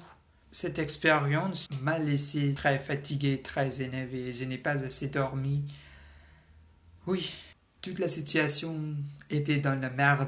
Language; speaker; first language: French; non-native, learner; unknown